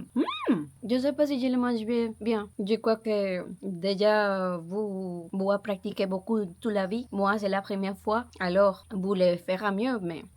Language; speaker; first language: French; non-native, learner; Spanish